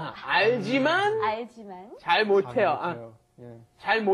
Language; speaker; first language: Korean; non-native, fluent; English